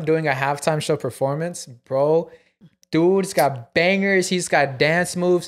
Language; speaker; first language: English; early bilingual, other home language; Spanish